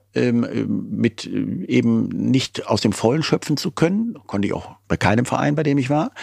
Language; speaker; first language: German; native; German